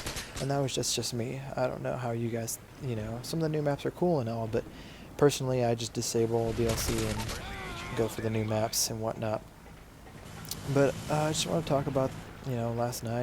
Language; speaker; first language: English; native; English